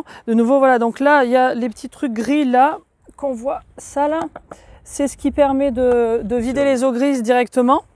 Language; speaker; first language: French; native; French